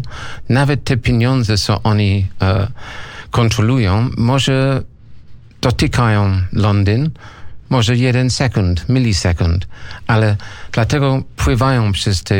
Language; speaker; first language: Polish; non-native, learner; English